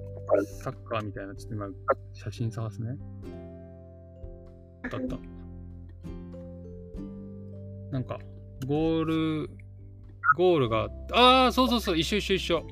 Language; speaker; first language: Japanese; native; Japanese